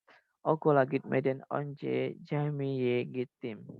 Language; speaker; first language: Turkish; non-native, learner; Indonesian